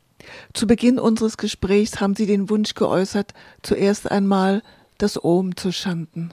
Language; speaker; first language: German; native; German